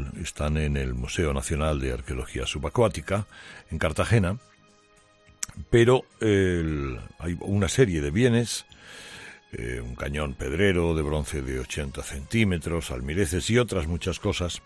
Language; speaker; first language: Spanish; native; Spanish